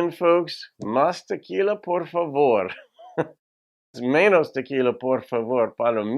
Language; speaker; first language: Spanish; non-native, learner; English